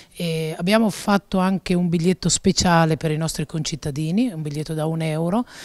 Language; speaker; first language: Italian; native; Italian